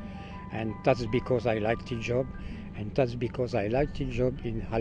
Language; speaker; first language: English; non-native, learner; French